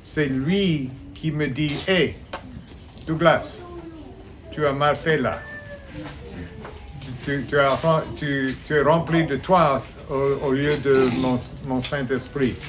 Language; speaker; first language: French; non-native, fluent; English